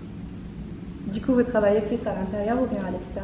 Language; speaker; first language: French; native; French